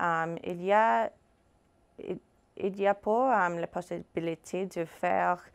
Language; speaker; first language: French; non-native, fluent; English